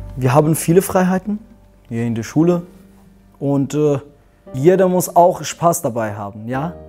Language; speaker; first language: German; non-native, learner; Pashto